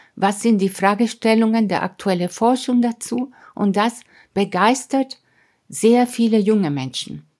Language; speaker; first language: German; non-native, fluent; Spanish